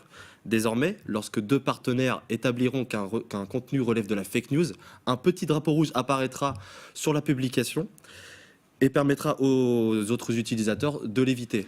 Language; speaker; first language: French; native; French